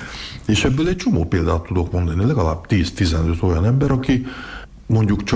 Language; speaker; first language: Hungarian; early bilingual, heritage; Hungarian